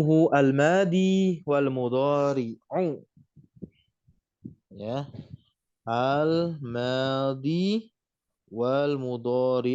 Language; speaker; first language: Arabic; non-native, fluent; Indonesian